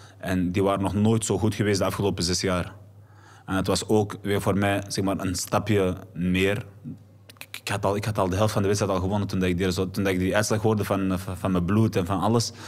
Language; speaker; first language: Dutch; early bilingual, other home language; Arabic